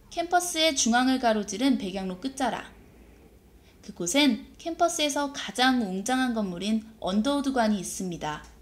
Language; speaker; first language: Korean; native; Korean